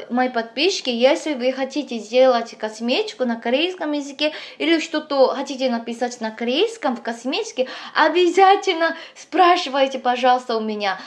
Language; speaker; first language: Russian; non-native, fluent; Korean